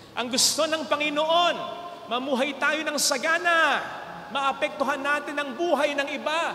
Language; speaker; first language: Filipino; native; Filipino